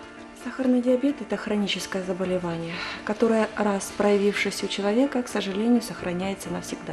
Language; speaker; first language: Russian; native; Russian